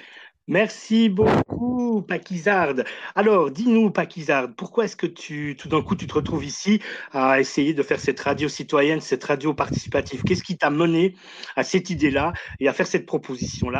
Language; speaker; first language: French; native; French